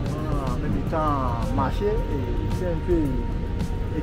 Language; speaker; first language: French; native; French